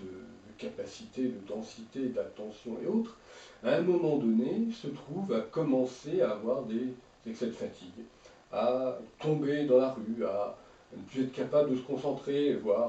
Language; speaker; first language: French; native; French